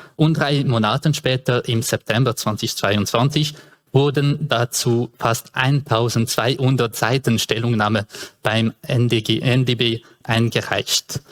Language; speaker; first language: German; non-native, local second language; French